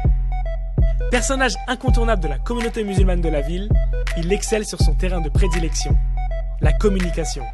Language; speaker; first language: French; native; French